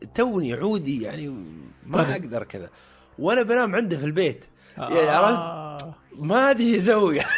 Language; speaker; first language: Arabic; native; Arabic